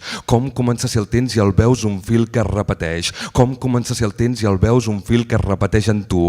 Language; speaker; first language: Catalan; native; Catalan